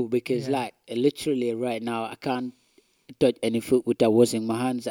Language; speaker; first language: English; non-native, local second language; Wolof